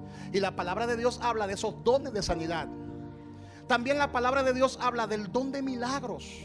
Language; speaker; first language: Spanish; native; Spanish